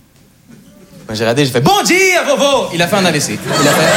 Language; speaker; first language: French; native; French